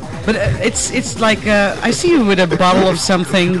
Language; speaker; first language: English; non-native, fluent; Dutch